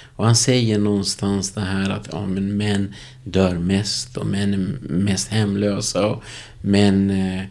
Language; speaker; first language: Swedish; early bilingual, other home language; Spanish